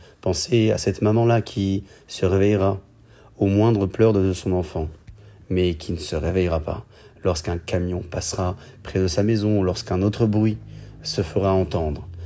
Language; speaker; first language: French; native; French